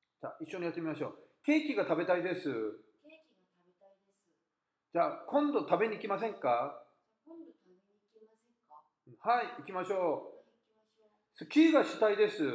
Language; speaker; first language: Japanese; non-native, fluent; Korean